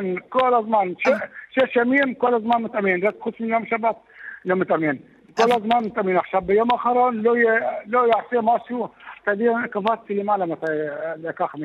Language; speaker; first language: Hebrew; non-native, local second language; Arabic